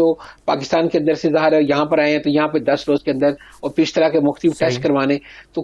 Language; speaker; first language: Urdu; native; Urdu